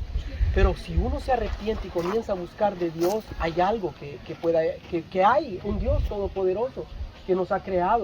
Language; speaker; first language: Spanish; native; Spanish